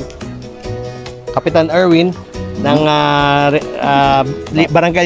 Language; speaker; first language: Filipino; native; Filipino